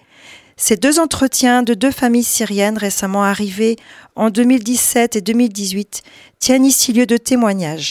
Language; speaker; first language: French; native; French